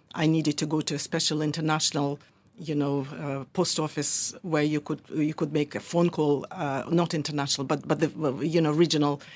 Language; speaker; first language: English; early bilingual, other home language; Russian